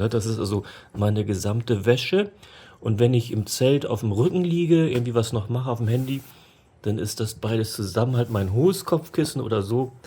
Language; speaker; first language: German; native; German